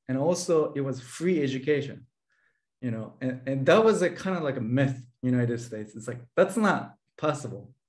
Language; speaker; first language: English; non-native, fluent; Japanese